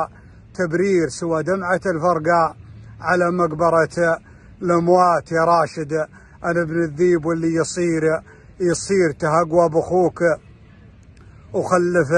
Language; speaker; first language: Arabic; native; Arabic